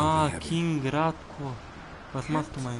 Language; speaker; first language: German; non-native, fluent; Romanian